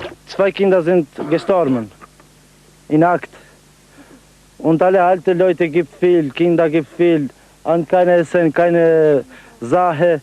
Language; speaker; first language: German; non-native, learner; Albanian